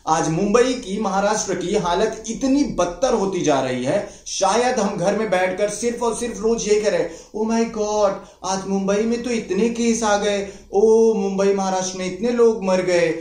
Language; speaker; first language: Hindi; non-native, local second language; Marathi